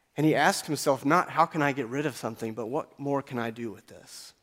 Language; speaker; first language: English; native; English